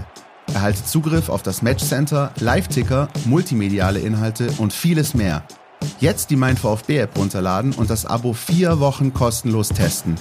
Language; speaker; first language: German; native; German